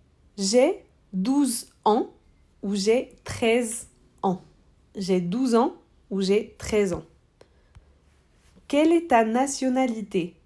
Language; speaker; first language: French; non-native, fluent; Spanish